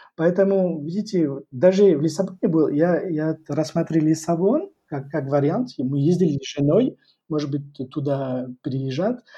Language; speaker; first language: Russian; non-native, fluent; French